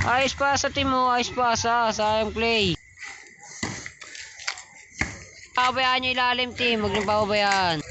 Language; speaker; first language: Filipino; native; Filipino